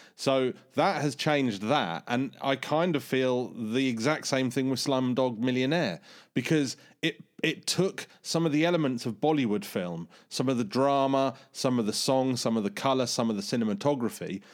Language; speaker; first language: English; early bilingual, other home language; Hindi